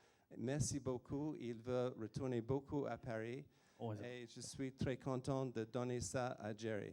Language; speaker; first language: French; non-native, fluent; English